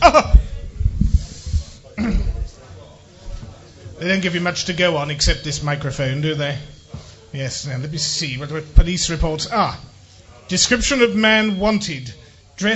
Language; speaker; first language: English; non-native, fluent; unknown